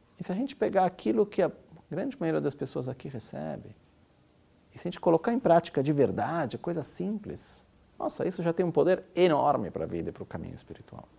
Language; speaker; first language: Portuguese; native; Portuguese